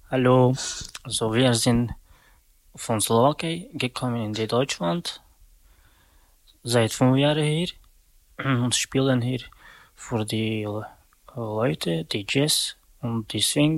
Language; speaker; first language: German; non-native, learner; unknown